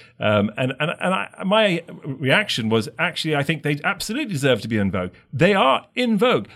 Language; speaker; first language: English; native; English